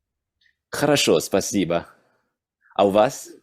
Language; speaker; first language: Russian; non-native, learner; English